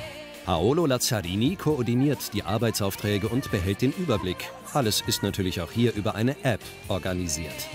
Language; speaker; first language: German; native; German